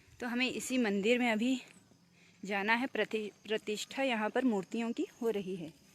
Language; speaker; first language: Hindi; non-native, local second language; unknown